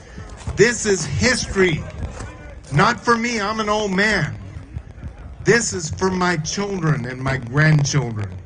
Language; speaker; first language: English; native; English